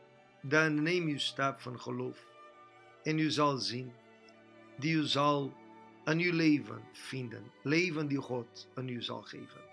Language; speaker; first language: Dutch; non-native, fluent; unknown